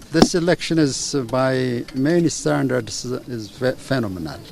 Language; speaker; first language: English; non-native, local second language; Amharic